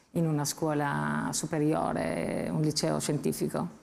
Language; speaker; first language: Italian; non-native, fluent; Albanian